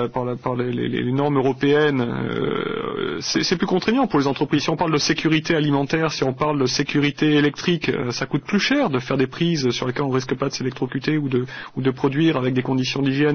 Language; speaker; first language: French; native; French